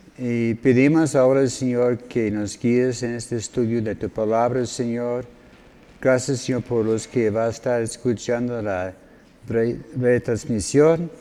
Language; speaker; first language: Spanish; non-native, fluent; English